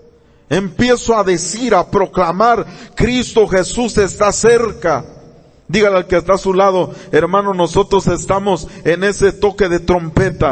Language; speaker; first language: Spanish; native; Spanish